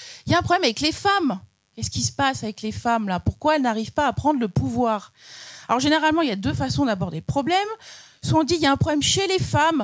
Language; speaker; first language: French; native; French